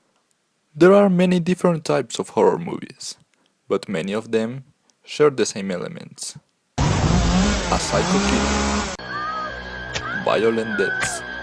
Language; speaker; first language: English; non-native, fluent; Spanish